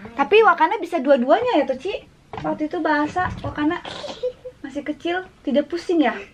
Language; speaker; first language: Indonesian; native; Indonesian